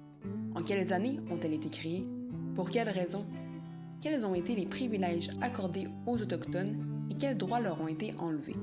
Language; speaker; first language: French; native; French